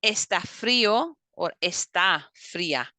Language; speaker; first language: Spanish; non-native, fluent; English